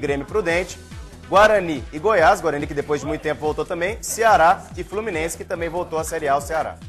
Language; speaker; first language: Portuguese; native; Portuguese